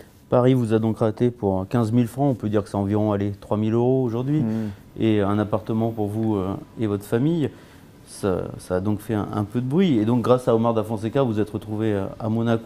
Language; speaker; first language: French; native; French